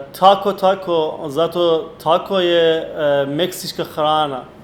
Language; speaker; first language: Bosnian; non-native, learner; Persian